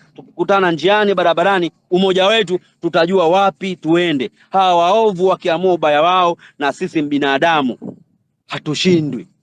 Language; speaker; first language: Swahili; native; Swahili